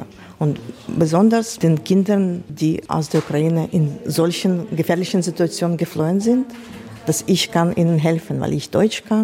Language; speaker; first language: German; non-native, fluent; Ukrainian